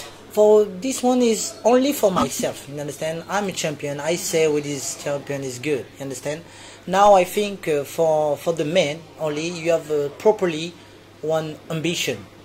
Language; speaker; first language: English; non-native, learner; French